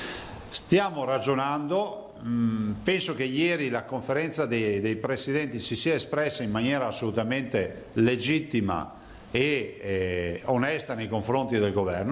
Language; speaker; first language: Italian; native; Italian